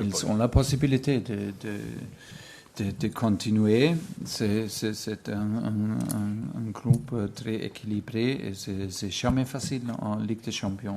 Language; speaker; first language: French; non-native, fluent; German